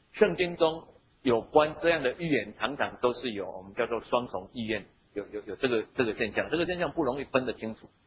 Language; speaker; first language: Chinese; native; Chinese